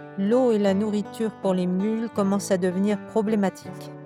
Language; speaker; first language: French; native; French